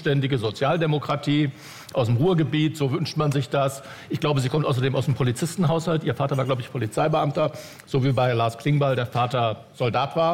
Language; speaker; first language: German; native; German